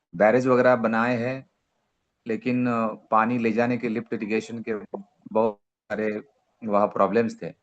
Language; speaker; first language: Hindi; non-native, local second language; Marathi